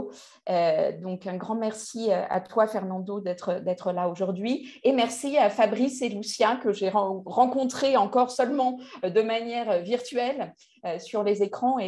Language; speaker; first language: French; native; French